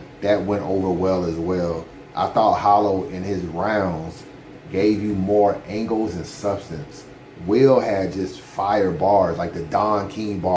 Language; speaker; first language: English; native; English